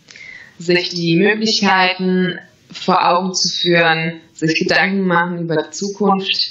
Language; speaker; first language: German; non-native, fluent; Latvian